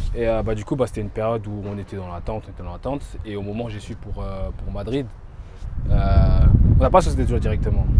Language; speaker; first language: French; native; French